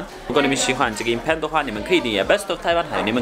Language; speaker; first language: Chinese; non-native, learner; Turkish